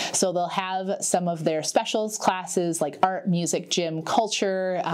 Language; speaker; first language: English; native; English